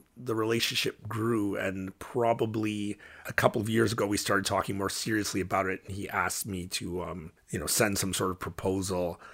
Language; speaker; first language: English; native; English